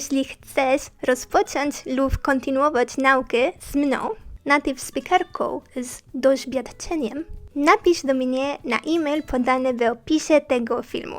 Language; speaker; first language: Polish; non-native, learner; Spanish